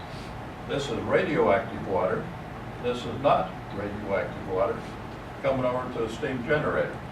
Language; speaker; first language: English; native; English